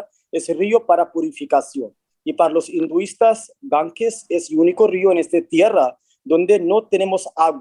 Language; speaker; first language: Spanish; non-native, fluent; Hindi